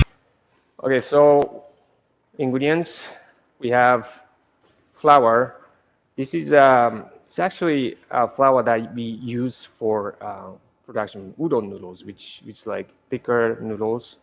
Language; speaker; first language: English; non-native, fluent; Japanese